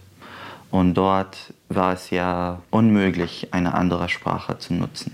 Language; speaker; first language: German; non-native, fluent; Arabic